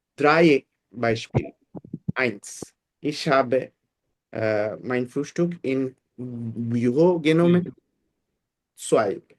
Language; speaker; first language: German; non-native, fluent; Bangla